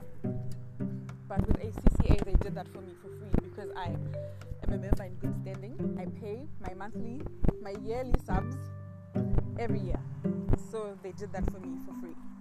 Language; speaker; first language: English; non-native, local second language; Shona